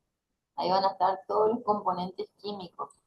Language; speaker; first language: Spanish; native; Spanish